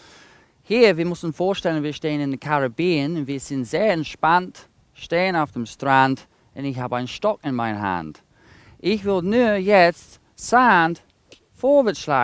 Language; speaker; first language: German; non-native, fluent; English